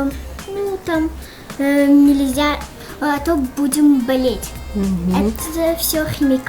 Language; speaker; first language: Russian; non-native, local second language; Tajik